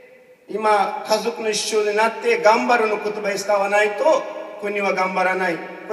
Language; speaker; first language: Japanese; non-native, fluent; Urdu